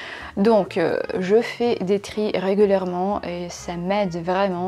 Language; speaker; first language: French; non-native, fluent; Russian